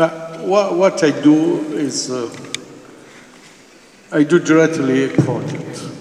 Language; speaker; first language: English; non-native, fluent; Italian